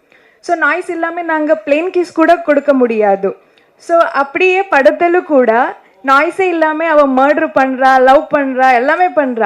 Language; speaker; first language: Tamil; non-native, learner; Kannada